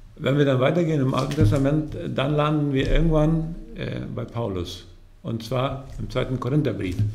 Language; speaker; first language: German; early bilingual, heritage; German